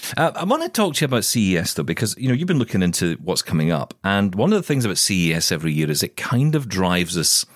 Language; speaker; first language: English; native; English